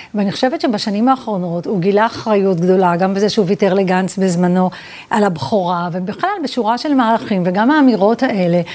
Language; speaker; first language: Hebrew; early bilingual, other home language; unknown